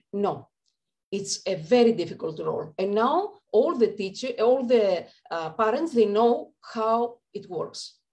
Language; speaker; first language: English; non-native, fluent; Greek